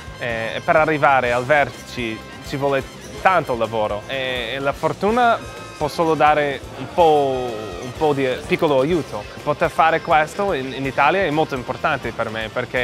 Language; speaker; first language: Italian; non-native, learner; English